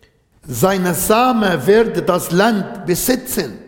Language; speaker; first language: German; non-native, fluent; Arabic